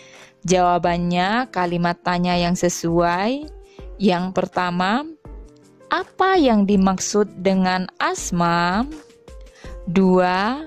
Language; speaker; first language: Indonesian; native; Indonesian